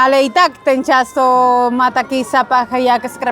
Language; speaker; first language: Polish; non-native, learner; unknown